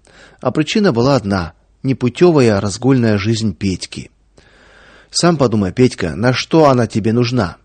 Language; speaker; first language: Russian; native; Russian